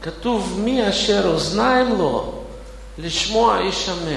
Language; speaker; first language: Hebrew; non-native, fluent; Russian